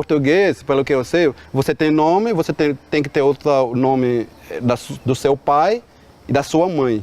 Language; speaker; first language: Portuguese; non-native, local second language; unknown